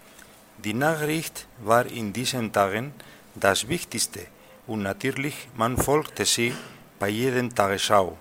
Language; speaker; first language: German; non-native, learner; Spanish